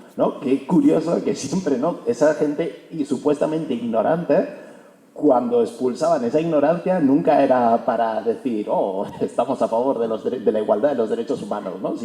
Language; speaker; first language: Spanish; early bilingual, other home language; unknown